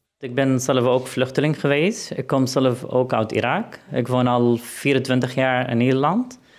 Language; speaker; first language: Dutch; non-native, fluent; Arabic